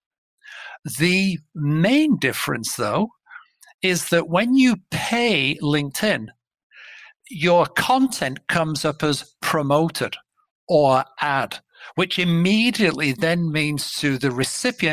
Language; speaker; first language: English; native; English